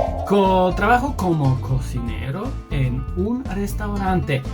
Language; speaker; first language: Spanish; non-native, fluent; English